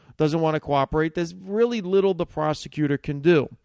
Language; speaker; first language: English; early bilingual, other home language; Italian